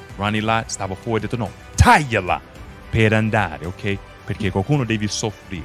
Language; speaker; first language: Italian; non-native, fluent; English